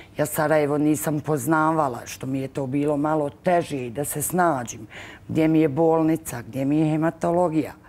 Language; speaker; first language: Bosnian; native; Bosnian